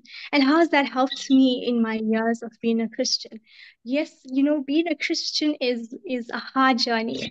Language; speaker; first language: English; native; English